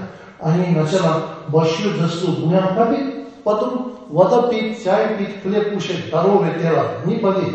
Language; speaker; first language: Russian; non-native, learner; Tibetan